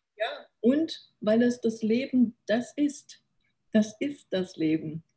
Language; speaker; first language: German; early bilingual, other home language; Korean